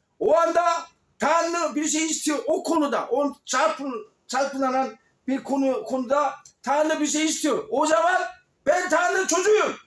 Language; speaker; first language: Turkish; non-native, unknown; Korean